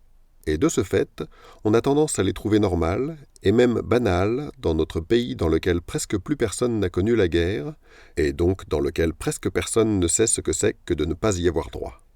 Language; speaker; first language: French; native; French